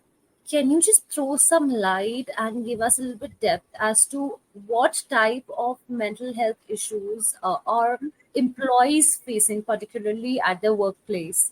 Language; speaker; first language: English; non-native, local second language; Hindi